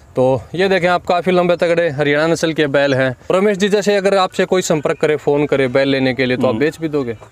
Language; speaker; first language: Hindi; native; Hindi